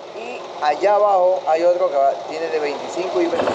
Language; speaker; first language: Spanish; native; Spanish